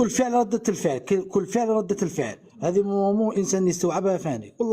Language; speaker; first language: Arabic; native; Arabic